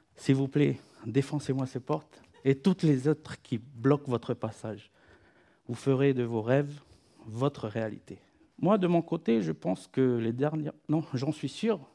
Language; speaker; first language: French; non-native, fluent; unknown